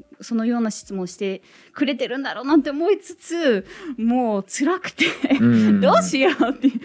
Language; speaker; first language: Japanese; non-native, fluent; English